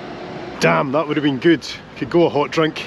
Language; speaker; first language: English; native; English